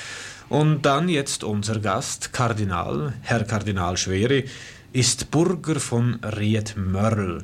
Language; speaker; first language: German; native; German